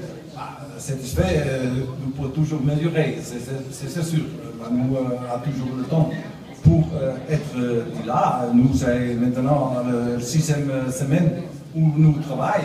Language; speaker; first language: French; non-native, learner; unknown